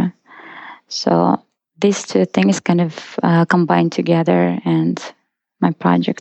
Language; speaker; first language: English; non-native, fluent; Russian